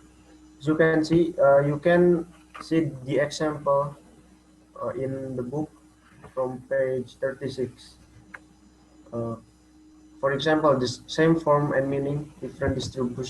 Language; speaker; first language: English; non-native, learner; Indonesian